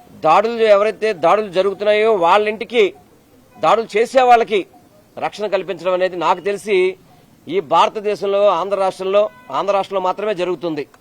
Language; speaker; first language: Telugu; native; Telugu